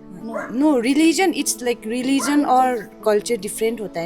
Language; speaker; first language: Hindi; non-native, local second language; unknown